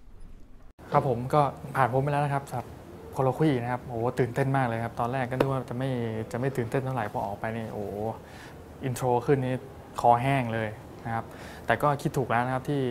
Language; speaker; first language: Thai; native; Thai